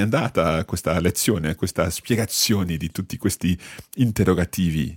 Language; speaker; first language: Italian; non-native, fluent; English